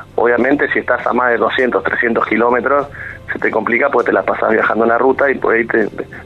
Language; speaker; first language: Spanish; native; Spanish